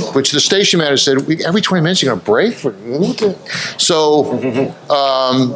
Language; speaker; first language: English; native; English